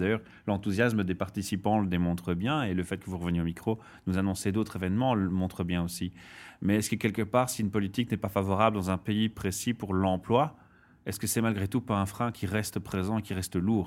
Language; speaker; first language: French; native; French